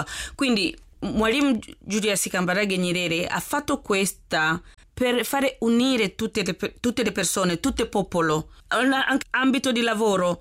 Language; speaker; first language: Italian; non-native, learner; Swahili